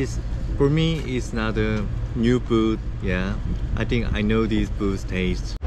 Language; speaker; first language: English; non-native, learner; Korean